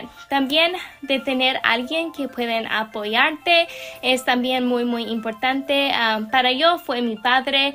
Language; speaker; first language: Spanish; non-native, learner; English